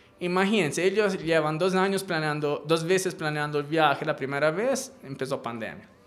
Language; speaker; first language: Spanish; non-native, fluent; Italian